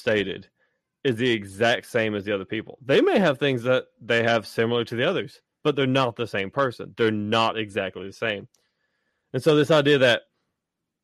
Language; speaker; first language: English; native; English